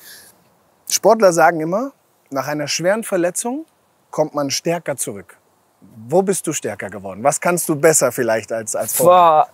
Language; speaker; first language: German; native; German